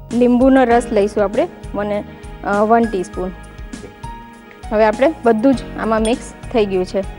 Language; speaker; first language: Gujarati; native; Gujarati